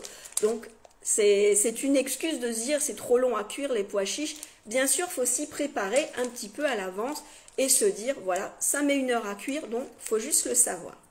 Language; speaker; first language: French; native; French